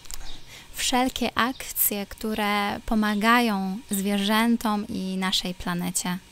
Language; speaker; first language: Polish; non-native, local second language; Ukrainian